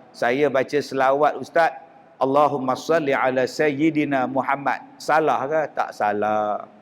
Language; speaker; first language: Malay; native; Malay